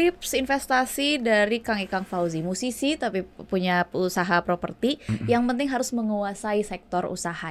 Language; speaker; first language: Indonesian; native; Indonesian